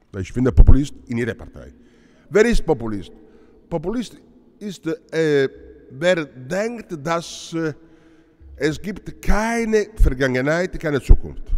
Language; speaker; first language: German; non-native, fluent; Italian